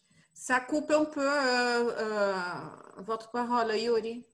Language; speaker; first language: French; non-native, fluent; Portuguese